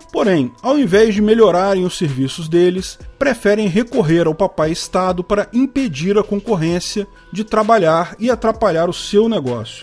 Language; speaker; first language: Portuguese; native; Portuguese